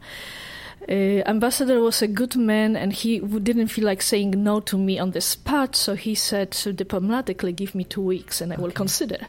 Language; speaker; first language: English; non-native, fluent; Polish